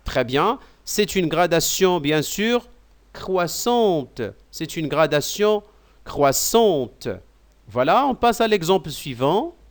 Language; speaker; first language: French; non-native, local second language; Arabic